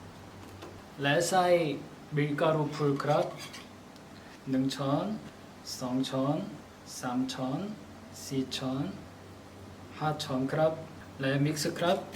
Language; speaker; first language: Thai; non-native, learner; Korean